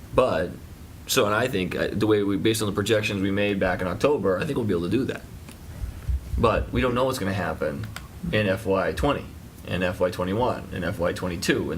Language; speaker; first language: English; native; English